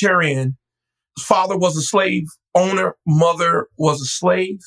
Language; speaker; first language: English; native; English